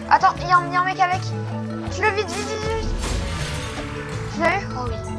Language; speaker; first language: French; native; French